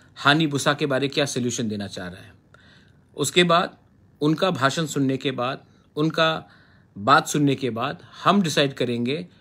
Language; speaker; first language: Hindi; non-native, local second language; Kok Borok